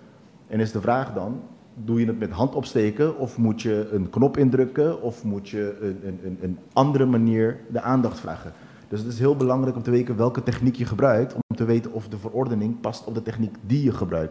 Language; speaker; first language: Dutch; non-native, local second language; Papiamento